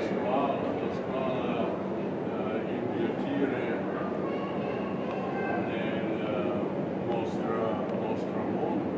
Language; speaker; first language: Italian; non-native, learner; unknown